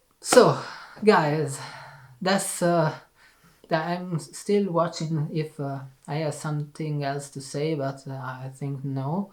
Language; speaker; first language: English; non-native, learner; Italian